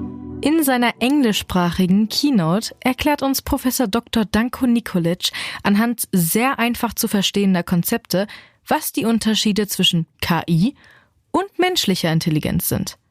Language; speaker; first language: German; native; German